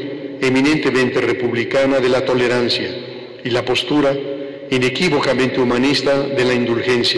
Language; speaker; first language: Spanish; native; Spanish